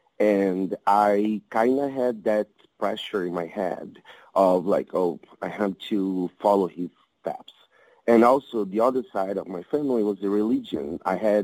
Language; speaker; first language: English; non-native, fluent; Portuguese